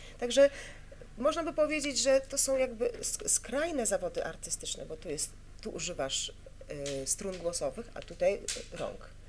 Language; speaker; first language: Polish; native; Polish